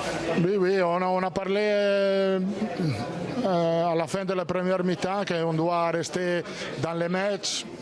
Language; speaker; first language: French; non-native, learner; Italian